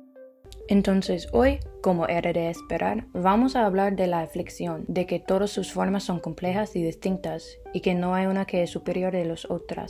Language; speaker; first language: Spanish; non-native, fluent; English